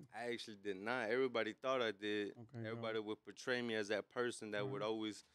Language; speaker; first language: English; native; English